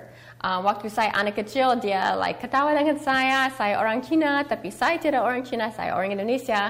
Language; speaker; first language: Indonesian; early bilingual, heritage; Indonesian